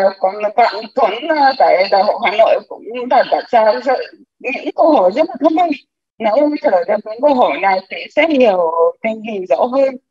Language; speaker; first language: Vietnamese; non-native, fluent; Ukrainian